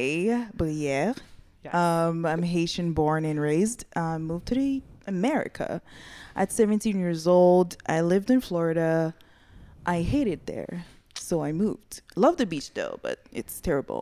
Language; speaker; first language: English; non-native, fluent; Haitian Creole